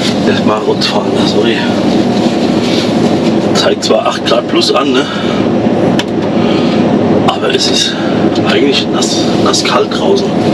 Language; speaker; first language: German; native; German